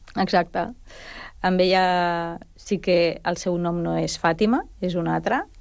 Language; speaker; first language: Catalan; non-native, local second language; Spanish